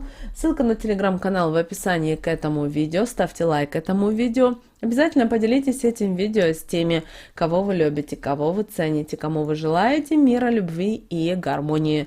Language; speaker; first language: Russian; native; Russian